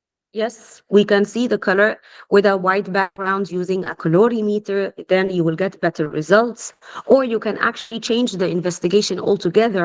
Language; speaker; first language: English; non-native, fluent; Arabic